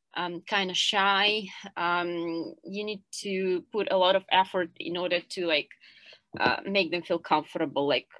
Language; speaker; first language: English; non-native, fluent; Ukrainian